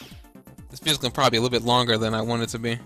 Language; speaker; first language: English; native; English